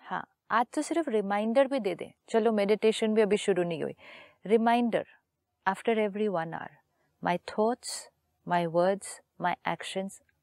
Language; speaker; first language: Hindi; native; Hindi